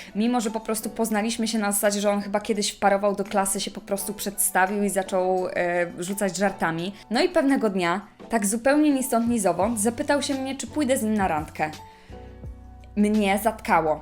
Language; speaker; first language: Polish; native; Polish